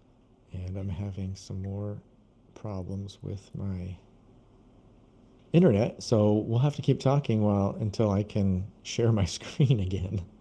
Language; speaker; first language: English; non-native, fluent; Portuguese